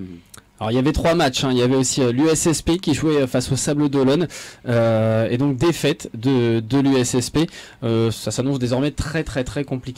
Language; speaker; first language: French; native; French